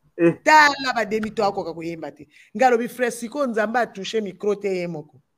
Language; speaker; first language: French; non-native, local second language; Lingala